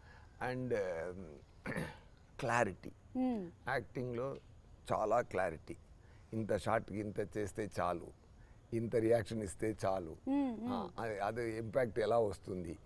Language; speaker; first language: Telugu; non-native, fluent; Tamil